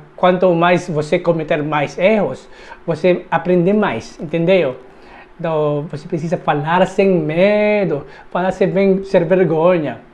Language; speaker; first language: Portuguese; non-native, learner; Filipino